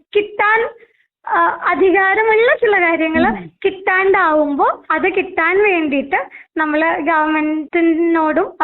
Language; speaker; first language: Malayalam; non-native, local second language; Marathi